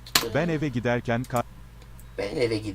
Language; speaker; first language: Turkish; non-native, learner; English